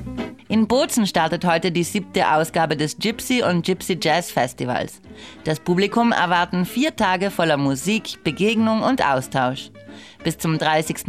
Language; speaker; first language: German; native; German